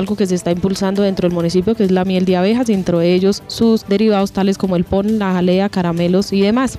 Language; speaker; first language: Spanish; native; Spanish